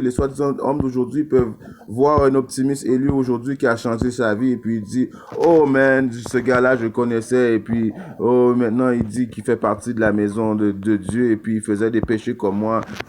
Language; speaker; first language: French; native; French